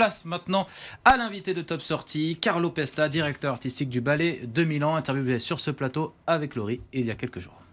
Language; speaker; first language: French; native; French